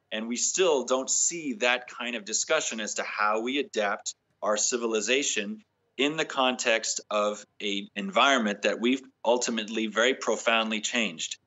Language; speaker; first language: English; native; English